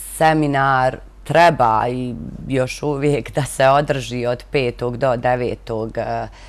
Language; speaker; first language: Croatian; native; Croatian